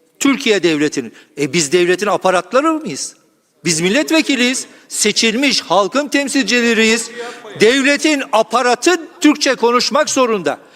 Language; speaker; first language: Turkish; non-native, local second language; Kurdish